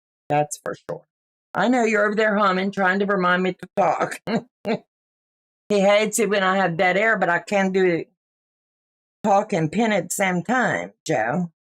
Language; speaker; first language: English; native; English